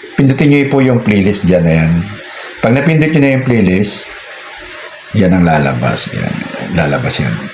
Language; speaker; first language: Filipino; native; Filipino